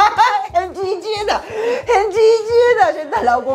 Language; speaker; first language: Chinese; non-native, learner; Japanese